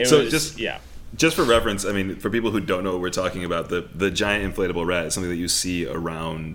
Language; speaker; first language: English; native; English